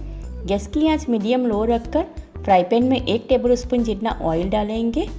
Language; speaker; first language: Hindi; non-native, local second language; Gujarati